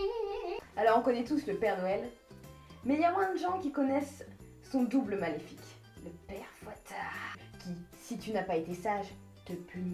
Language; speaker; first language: French; native; French